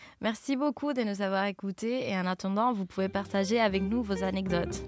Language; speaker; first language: French; non-native, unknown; Spanish